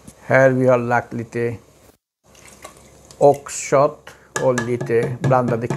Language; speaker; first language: Swedish; non-native, local second language; Bangla